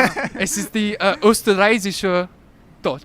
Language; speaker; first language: German; non-native, learner; English